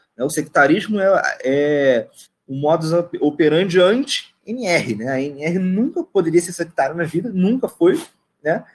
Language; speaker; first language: Portuguese; native; Portuguese